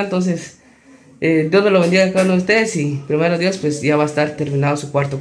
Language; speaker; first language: Spanish; native; Spanish